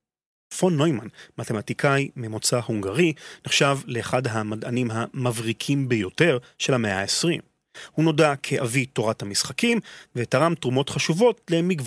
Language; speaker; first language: Hebrew; native; Hebrew